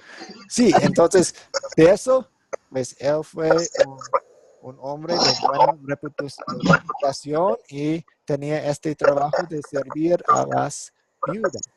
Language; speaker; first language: Spanish; non-native, fluent; English